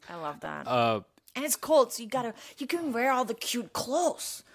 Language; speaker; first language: English; non-native, fluent; German